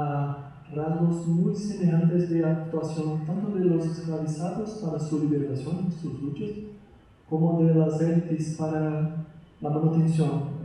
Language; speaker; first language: Spanish; non-native, fluent; Portuguese